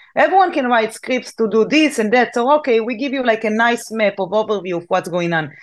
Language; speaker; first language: English; non-native, fluent; Hebrew